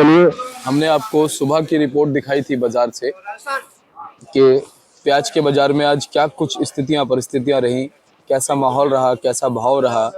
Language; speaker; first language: Hindi; native; Hindi